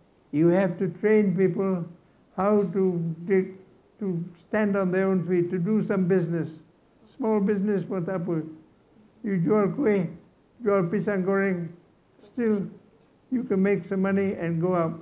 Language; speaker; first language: English; non-native, local second language; Malay